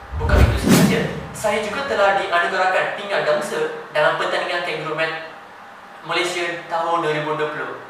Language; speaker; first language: Malay; non-native, local second language; Tamil